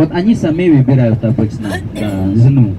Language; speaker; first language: Russian; non-native, fluent; Balinese